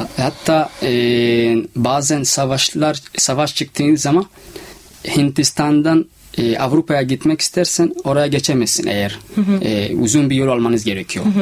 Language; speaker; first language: Turkish; non-native, fluent; Somali